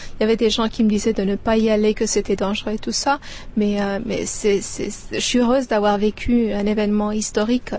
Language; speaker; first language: French; non-native, fluent; Persian